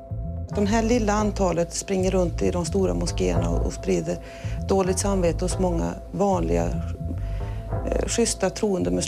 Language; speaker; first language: Swedish; native; Swedish